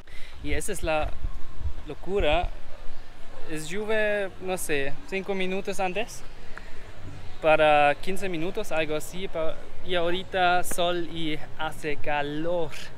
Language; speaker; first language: Spanish; non-native, learner; German